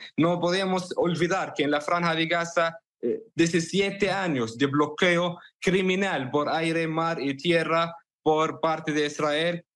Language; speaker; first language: Spanish; non-native, fluent; Arabic